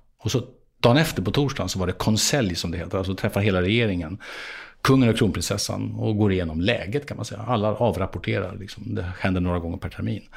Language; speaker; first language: Swedish; native; Swedish